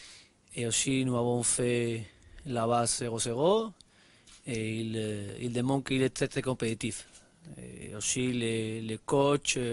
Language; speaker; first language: French; non-native, learner; Spanish